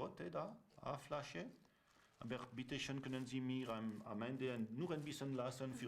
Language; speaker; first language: German; non-native, local second language; French